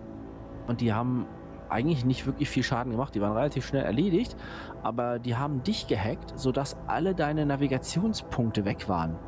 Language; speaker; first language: German; native; German